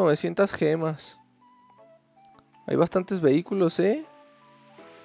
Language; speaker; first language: Spanish; native; Spanish